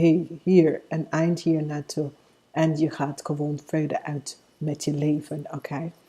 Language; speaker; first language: Dutch; non-native, fluent; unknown